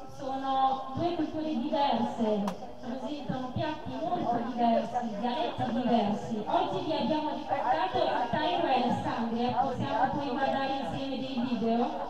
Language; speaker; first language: Italian; early bilingual, other home language; Arabic